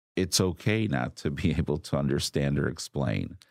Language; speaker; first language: English; native; English